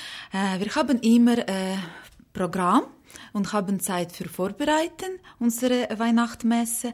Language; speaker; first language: German; non-native, learner; Ukrainian